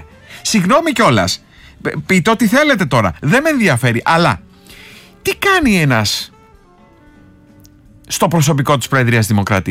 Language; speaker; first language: Greek; native; Greek